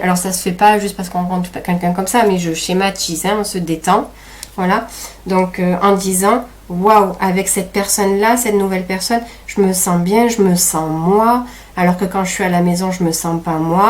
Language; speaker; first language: French; native; French